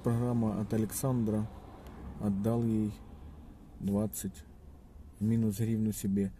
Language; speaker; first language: Russian; native; Russian